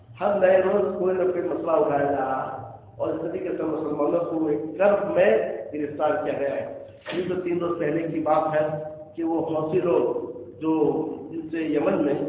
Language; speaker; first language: Urdu; native; Urdu